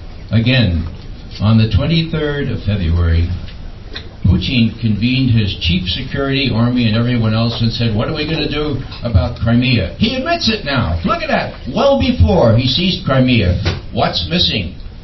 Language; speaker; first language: English; native; English